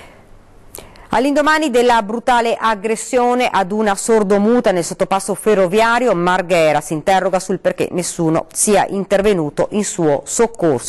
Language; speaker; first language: Italian; native; Italian